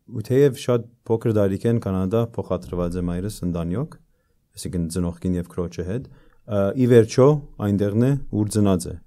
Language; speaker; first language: Armenian; early bilingual, heritage; Armenian